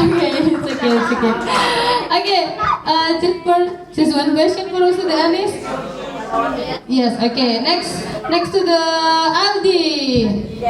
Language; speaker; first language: English; non-native, fluent; Indonesian